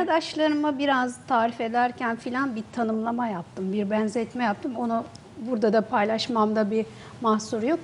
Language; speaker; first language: Turkish; native; Turkish